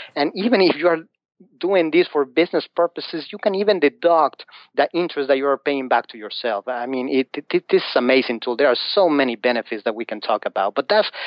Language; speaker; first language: English; non-native, fluent; Spanish